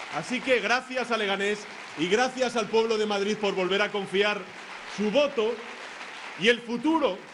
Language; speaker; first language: Spanish; native; Spanish